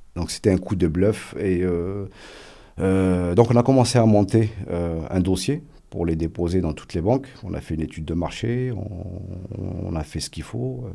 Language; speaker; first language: French; early bilingual, other home language; Arabic